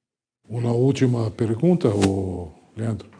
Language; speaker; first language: Spanish; non-native, learner; Portuguese